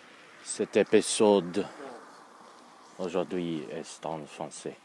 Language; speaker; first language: French; non-native, learner; English